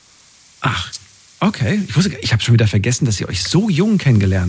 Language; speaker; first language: German; native; German